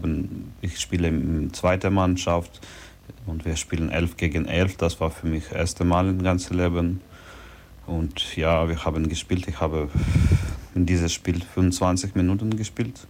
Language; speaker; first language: German; non-native, learner; Ukrainian